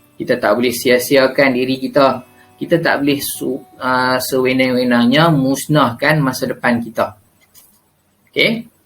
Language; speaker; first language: Malay; native; Malay